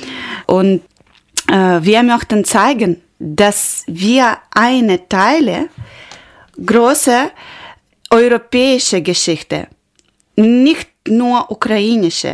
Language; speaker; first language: German; non-native, learner; Ukrainian